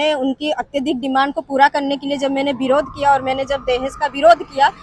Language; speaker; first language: Hindi; non-native, local second language; Odia